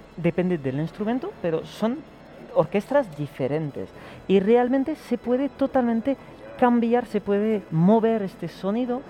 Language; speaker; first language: Spanish; non-native, fluent; French